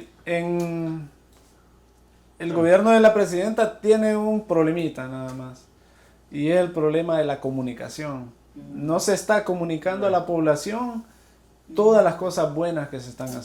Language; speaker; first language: Spanish; native; Spanish